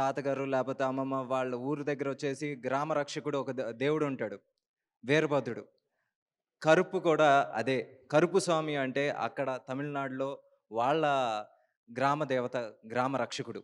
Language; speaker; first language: Telugu; native; Telugu